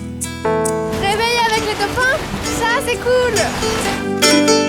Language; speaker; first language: French; native; French